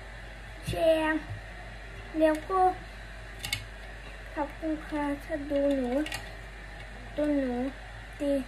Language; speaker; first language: Thai; early bilingual, heritage; Swedish